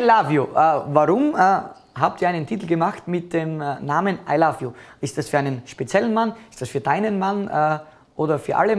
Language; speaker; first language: German; native; German